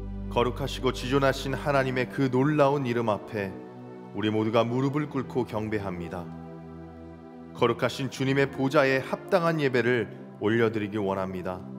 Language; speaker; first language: Korean; native; Korean